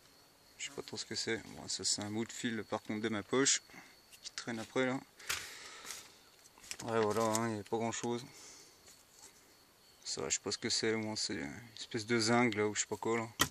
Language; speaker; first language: French; native; French